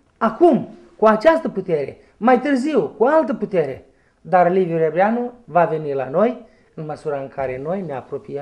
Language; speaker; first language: Romanian; native; Romanian